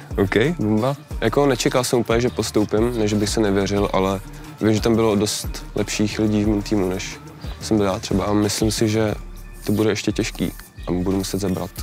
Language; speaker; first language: Czech; early bilingual, other home language; Slovak